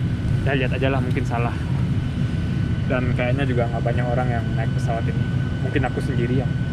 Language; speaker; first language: Indonesian; early bilingual, heritage; German